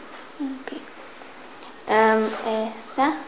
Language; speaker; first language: French; non-native, learner; English